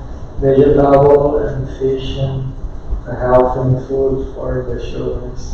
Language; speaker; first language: English; non-native, learner; Portuguese